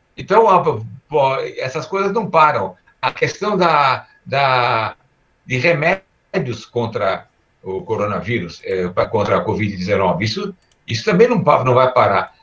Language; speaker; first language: Portuguese; early bilingual, other home language; Armenian